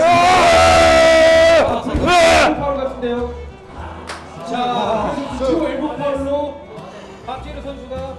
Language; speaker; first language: Korean; native; Korean